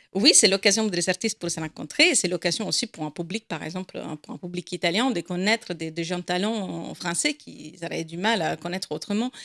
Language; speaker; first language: French; non-native, fluent; Italian